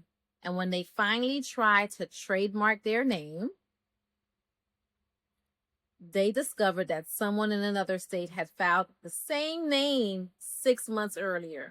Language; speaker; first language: English; native; English